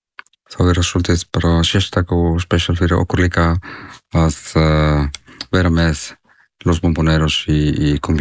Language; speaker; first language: Icelandic; non-native, learner; Spanish